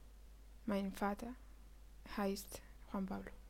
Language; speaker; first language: German; non-native, learner; Spanish